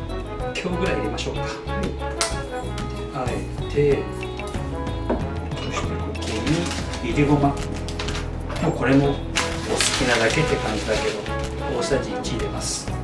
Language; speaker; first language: Japanese; native; Japanese